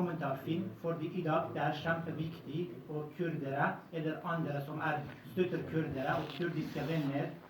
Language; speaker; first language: Norwegian; non-native, fluent; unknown